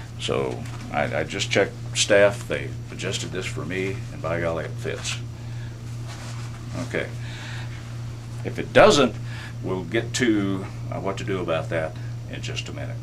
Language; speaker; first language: English; native; English